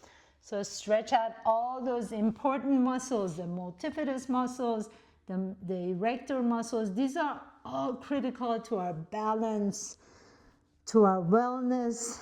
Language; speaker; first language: English; native; English